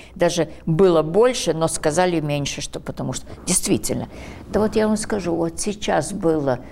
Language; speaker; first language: Russian; early bilingual, heritage; Russian